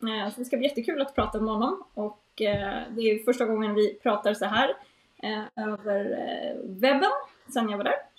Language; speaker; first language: Swedish; native; Swedish